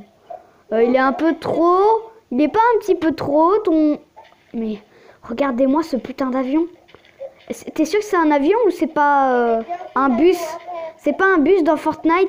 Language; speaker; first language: French; native; French